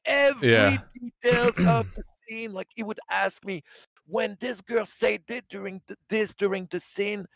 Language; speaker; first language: English; non-native, fluent; French